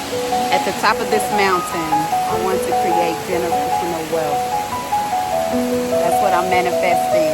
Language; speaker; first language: English; native; English